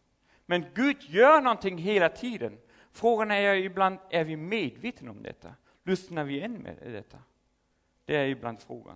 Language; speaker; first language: Swedish; non-native, fluent; German